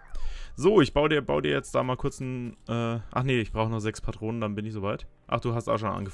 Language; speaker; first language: German; native; German